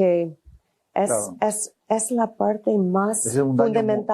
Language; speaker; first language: Spanish; non-native, fluent; English